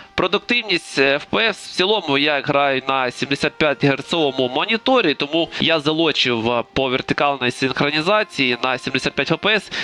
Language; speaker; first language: Ukrainian; non-native, local second language; Russian